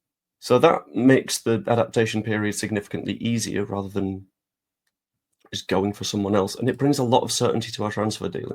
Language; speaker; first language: English; native; English